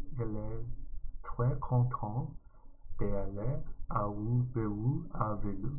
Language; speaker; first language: French; non-native, learner; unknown